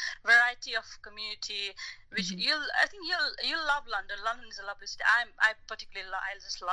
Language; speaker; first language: English; non-native, local second language; Nepali